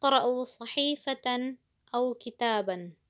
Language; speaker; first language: Arabic; non-native, fluent; Indonesian